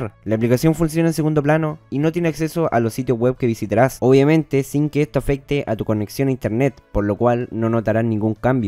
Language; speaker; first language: Spanish; native; Spanish